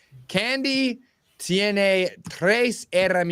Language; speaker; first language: Spanish; non-native, learner; English